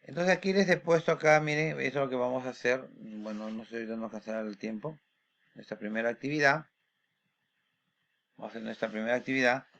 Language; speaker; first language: Spanish; native; Spanish